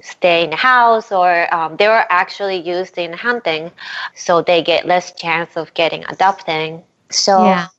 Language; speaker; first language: English; non-native, fluent; Japanese